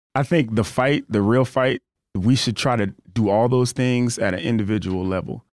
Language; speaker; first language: English; native; English